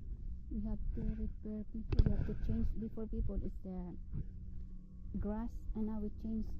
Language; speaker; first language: English; non-native, learner; Filipino